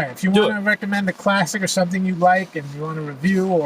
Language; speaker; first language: English; native; English